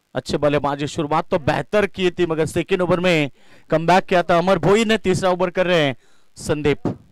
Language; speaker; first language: Hindi; non-native, local second language; Marathi